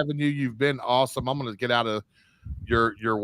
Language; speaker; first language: English; native; English